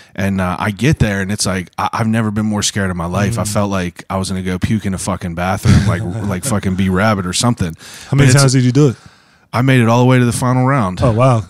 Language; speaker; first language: English; native; English